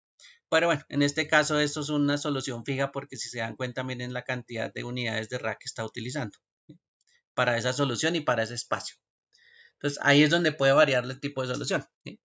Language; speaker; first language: Spanish; native; Spanish